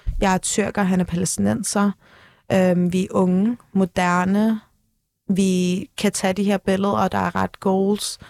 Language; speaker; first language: Danish; early bilingual, other home language; Turkish